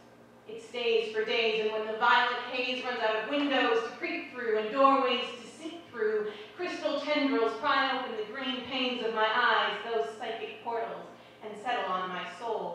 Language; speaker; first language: English; native; English